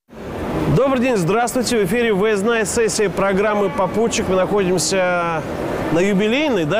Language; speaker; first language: Russian; native; Russian